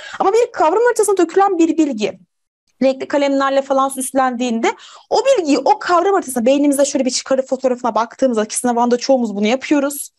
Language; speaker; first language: Turkish; native; Turkish